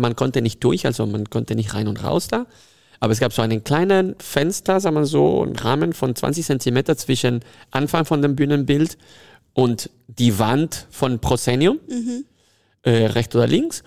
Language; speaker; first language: German; non-native, fluent; Spanish